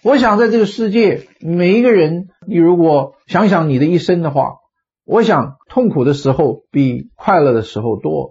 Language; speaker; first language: Chinese; native; Chinese